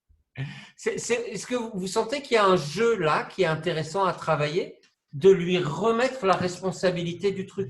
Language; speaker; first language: French; native; French